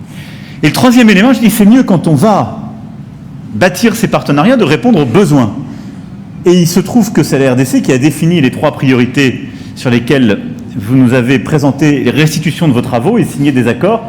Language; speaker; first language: French; native; French